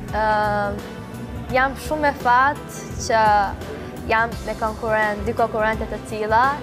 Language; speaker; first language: Albanian; native; Albanian